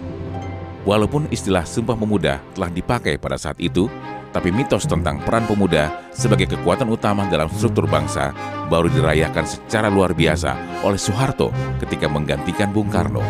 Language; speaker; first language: Indonesian; native; Indonesian